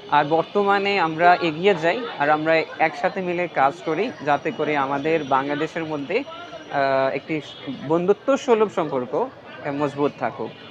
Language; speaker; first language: Bangla; non-native, fluent; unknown